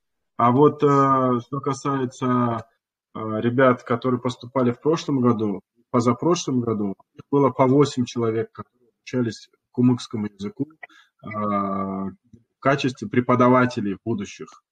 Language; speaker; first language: Russian; non-native, local second language; Kumyk